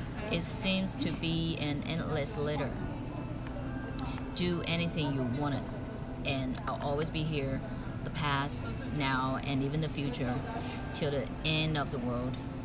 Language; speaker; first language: English; non-native, fluent; Chinese